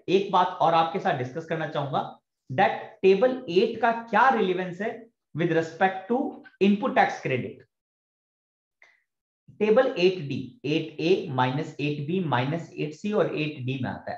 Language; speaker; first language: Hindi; native; Hindi